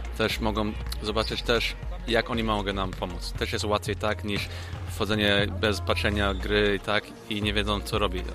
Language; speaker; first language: Polish; early bilingual, heritage; Polish